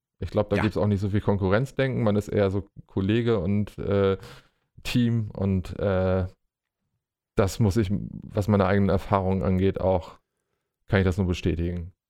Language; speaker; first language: German; native; German